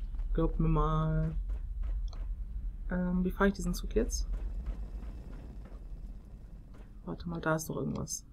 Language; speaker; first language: German; native; German